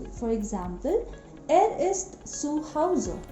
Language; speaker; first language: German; non-native, fluent; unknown